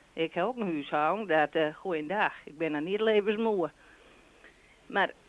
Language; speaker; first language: Dutch; non-native, local second language; Western Frisian